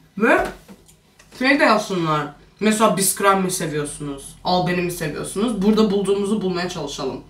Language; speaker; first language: Turkish; early bilingual, heritage; Turkish